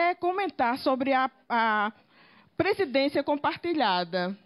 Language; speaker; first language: Portuguese; native; Portuguese